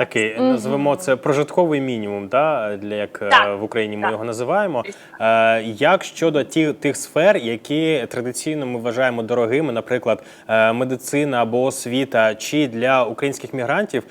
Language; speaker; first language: Ukrainian; native; Ukrainian